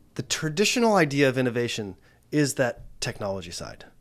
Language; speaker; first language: English; native; English